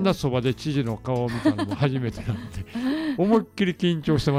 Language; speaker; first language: Japanese; native; Japanese